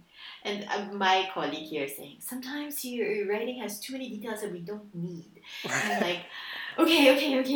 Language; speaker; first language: English; non-native, local second language; Filipino